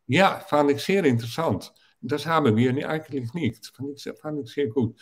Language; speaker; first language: German; non-native, fluent; Dutch